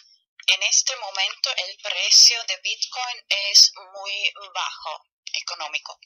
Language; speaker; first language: Spanish; non-native, learner; German